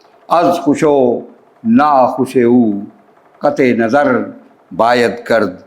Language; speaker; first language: Persian; non-native, fluent; Urdu